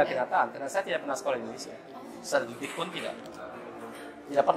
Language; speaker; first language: Indonesian; early bilingual, heritage; German